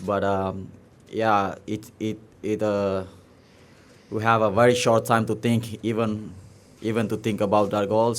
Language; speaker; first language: English; non-native, fluent; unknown